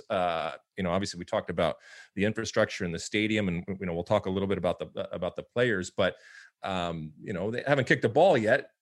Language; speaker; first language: English; native; English